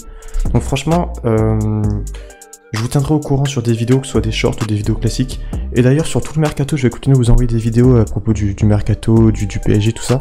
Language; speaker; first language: French; native; French